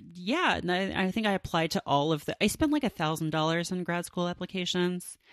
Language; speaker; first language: English; native; English